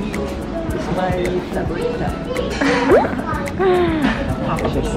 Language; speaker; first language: English; non-native, learner; Turkish